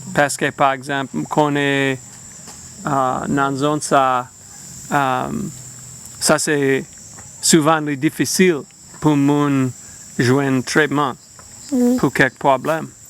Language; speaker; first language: Haitian Creole; non-native, learner; English